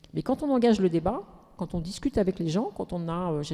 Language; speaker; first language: French; native; French